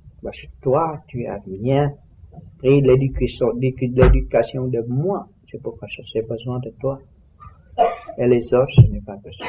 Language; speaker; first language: French; non-native, learner; Vietnamese